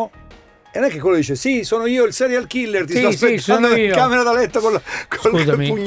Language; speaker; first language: Italian; native; Italian